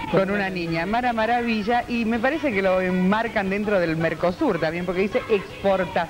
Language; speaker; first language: Spanish; native; Spanish